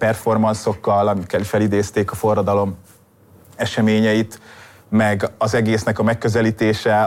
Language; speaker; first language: Hungarian; native; Hungarian